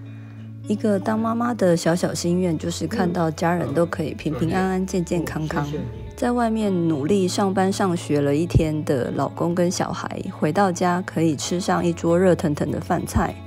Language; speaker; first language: Chinese; native; Chinese